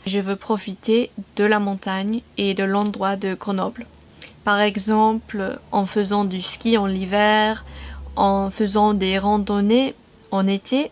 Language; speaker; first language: French; non-native, fluent; English